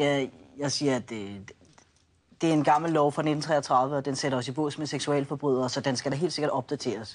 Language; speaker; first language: Danish; native; Danish